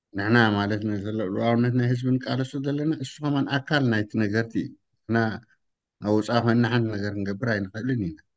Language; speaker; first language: Tigrinya; native; Tigrinya